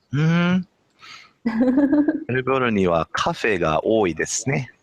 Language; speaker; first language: Japanese; non-native, fluent; English